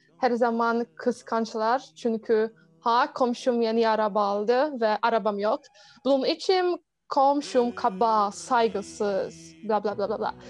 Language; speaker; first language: Turkish; non-native, learner; Polish